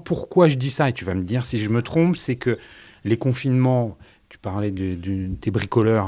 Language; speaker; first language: French; native; French